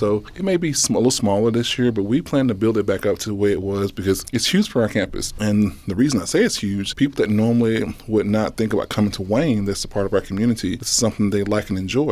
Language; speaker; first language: English; native; English